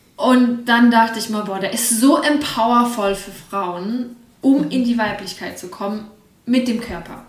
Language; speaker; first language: German; early bilingual, other home language; Russian